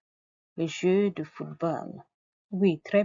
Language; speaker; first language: French; non-native, fluent; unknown